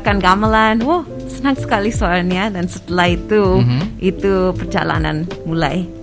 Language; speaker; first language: Indonesian; non-native, fluent; English